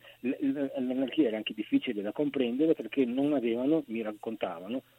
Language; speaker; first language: Italian; native; Italian